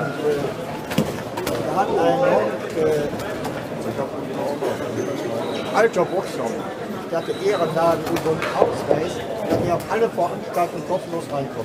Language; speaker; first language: German; native; German